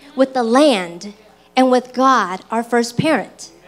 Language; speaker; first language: English; early bilingual, other home language; Chinese